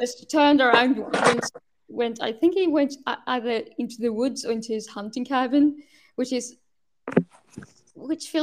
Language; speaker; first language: English; non-native, fluent; Swedish